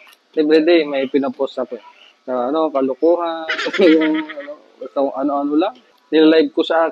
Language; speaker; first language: Filipino; native; Filipino